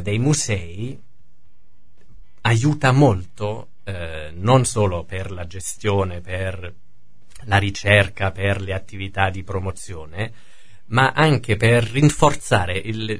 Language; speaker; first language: Italian; non-native, fluent; German